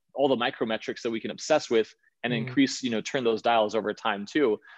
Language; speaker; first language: English; early bilingual, other home language; Danish